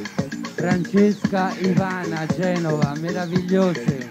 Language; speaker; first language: Italian; non-native, fluent; Spanish